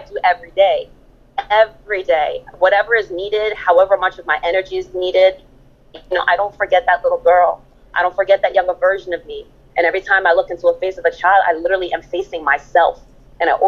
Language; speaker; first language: English; early bilingual, other home language; German